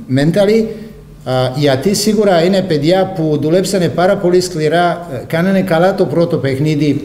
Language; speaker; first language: Greek; non-native, fluent; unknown